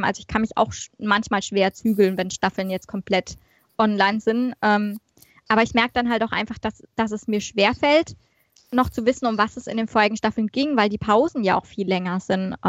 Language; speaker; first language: German; native; German